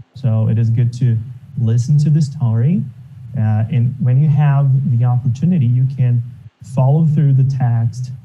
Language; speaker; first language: English; non-native, fluent; Portuguese